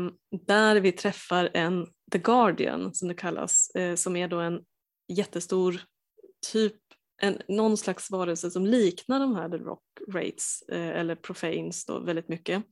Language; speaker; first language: Swedish; native; Swedish